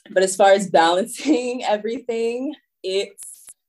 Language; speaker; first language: English; native; English